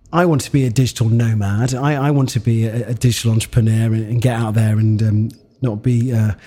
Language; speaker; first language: English; native; English